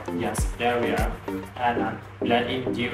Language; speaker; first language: English; non-native, learner; Vietnamese